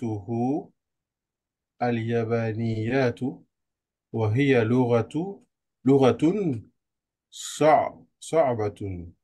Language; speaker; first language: Arabic; non-native, learner; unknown